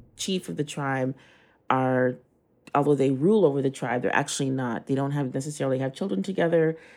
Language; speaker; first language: English; native; English